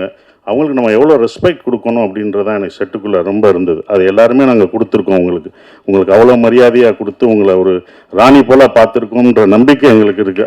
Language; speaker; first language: Tamil; native; Tamil